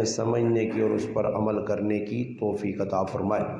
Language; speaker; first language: Urdu; non-native, local second language; Punjabi